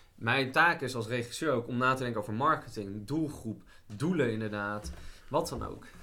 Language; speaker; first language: Dutch; native; Dutch